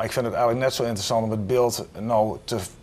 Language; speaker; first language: Dutch; native; Dutch